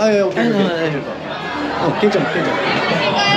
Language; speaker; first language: Korean; non-native, learner; Japanese